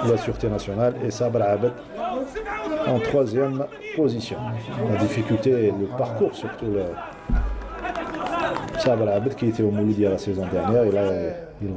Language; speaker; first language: French; non-native, local second language; Arabic